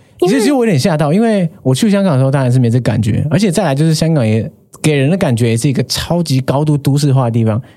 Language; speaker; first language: Chinese; native; Chinese